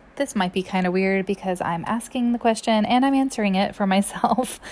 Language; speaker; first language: English; native; English